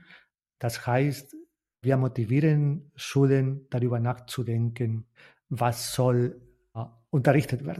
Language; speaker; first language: German; non-native, fluent; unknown